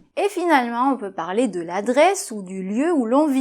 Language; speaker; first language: French; native; French